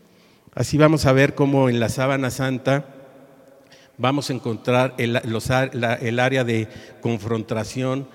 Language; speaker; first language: Spanish; native; Spanish